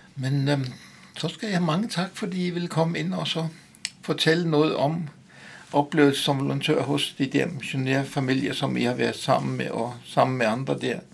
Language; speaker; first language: Danish; native; Danish